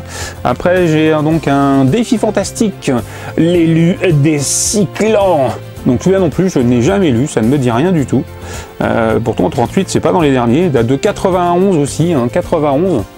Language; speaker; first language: French; native; French